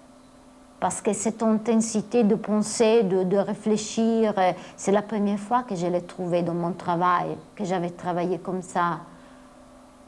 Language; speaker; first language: French; non-native, fluent; Italian